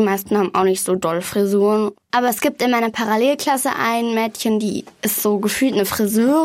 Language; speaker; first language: German; native; German